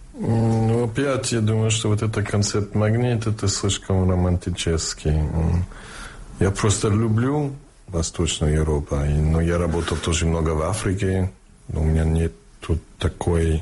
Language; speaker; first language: Russian; early bilingual, heritage; Russian